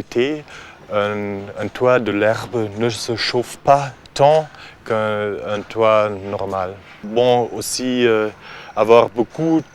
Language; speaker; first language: French; non-native, learner; German